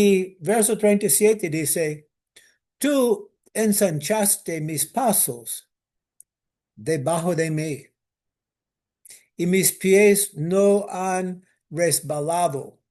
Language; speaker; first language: Spanish; non-native, fluent; English